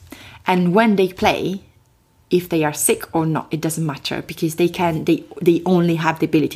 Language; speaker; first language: English; non-native, fluent; Italian